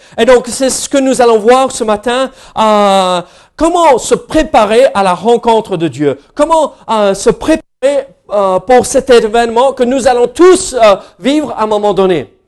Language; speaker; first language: French; non-native, fluent; English